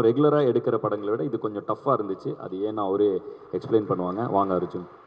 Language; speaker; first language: Tamil; native; Tamil